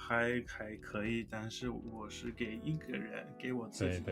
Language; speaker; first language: Chinese; non-native, fluent; English